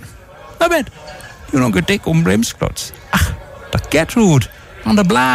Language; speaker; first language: German; native; German